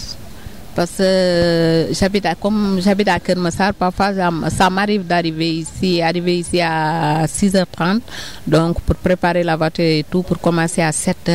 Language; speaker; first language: French; non-native, local second language; Wolof